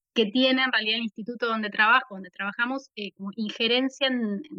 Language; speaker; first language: Spanish; native; Spanish